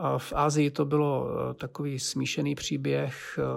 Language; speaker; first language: Czech; native; Czech